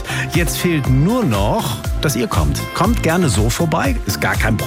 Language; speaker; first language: German; native; German